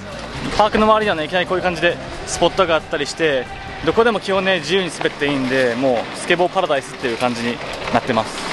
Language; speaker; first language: Japanese; native; Japanese